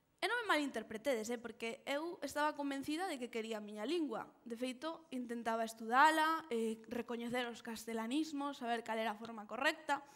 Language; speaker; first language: Galician; non-native, local second language; Spanish